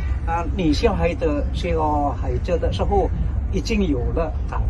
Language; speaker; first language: Chinese; non-native, learner; Indonesian